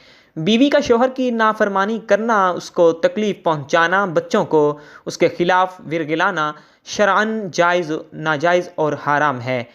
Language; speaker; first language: Urdu; native; Urdu